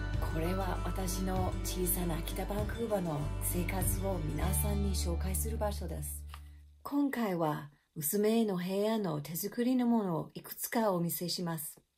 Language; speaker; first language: Japanese; non-native, fluent; English